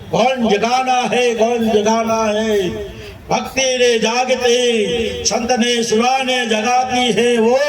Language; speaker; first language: Hindi; non-native, local second language; Gujarati